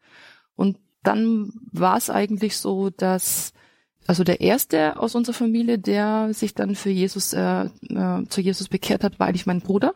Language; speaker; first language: German; native; German